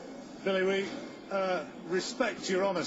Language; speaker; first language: English; native; English